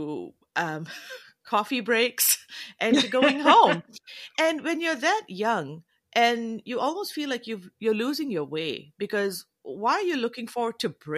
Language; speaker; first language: English; non-native, local second language; Tamil